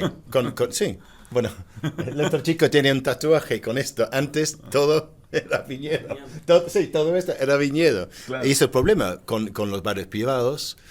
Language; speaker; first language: Spanish; non-native, fluent; English